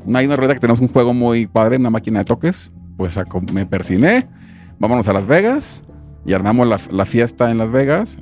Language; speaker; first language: Spanish; native; Spanish